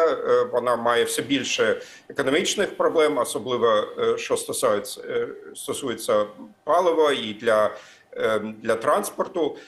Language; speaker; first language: Ukrainian; non-native, fluent; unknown